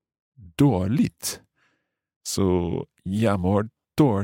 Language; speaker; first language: Swedish; non-native, learner; English